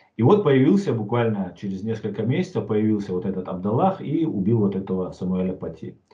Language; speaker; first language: Russian; non-native, local second language; Chechen